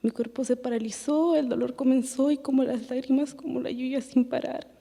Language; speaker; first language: Spanish; early bilingual, other home language; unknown